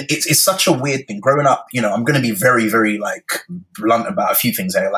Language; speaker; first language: English; native; English